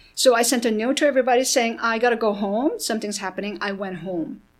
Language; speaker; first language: English; early bilingual, other home language; Korean